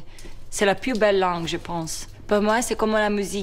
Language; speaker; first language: French; non-native, learner; Portuguese